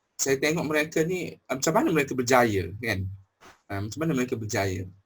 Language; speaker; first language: Malay; native; Malay